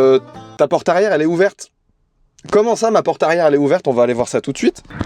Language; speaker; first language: French; native; French